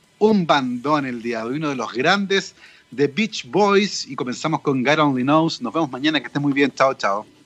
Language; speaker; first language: Spanish; native; Spanish